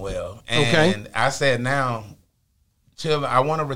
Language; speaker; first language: English; native; English